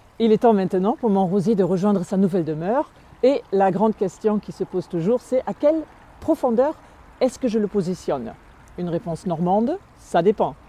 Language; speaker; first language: French; non-native, fluent; German